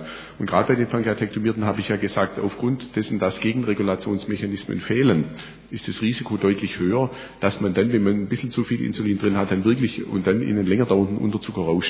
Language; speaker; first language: German; native; German